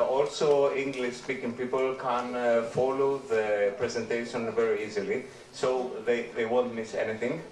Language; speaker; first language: English; non-native, fluent; Greek